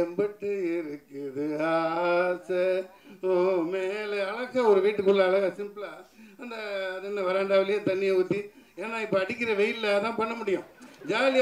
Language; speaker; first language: Tamil; native; Tamil